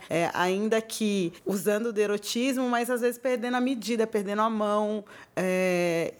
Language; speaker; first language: Portuguese; native; Portuguese